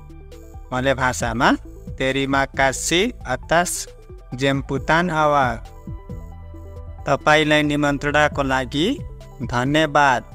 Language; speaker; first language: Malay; non-native, learner; Nepali